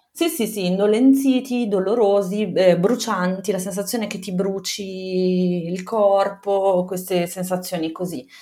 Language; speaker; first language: Italian; native; Italian